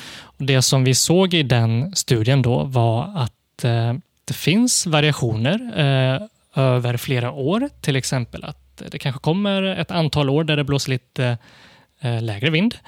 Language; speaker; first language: Swedish; early bilingual, other home language; Cantonese